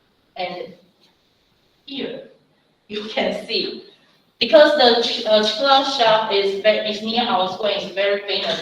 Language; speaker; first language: English; non-native, fluent; Chinese